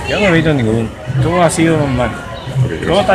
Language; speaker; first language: Spanish; native; Spanish